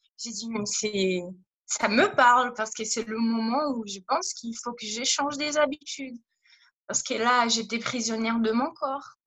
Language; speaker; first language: French; non-native, fluent; Portuguese